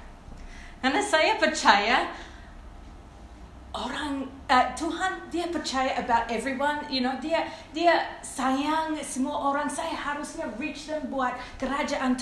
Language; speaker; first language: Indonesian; non-native, fluent; English